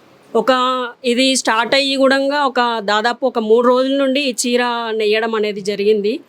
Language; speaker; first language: Telugu; native; Telugu